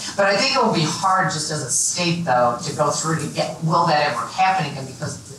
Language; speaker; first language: English; native; English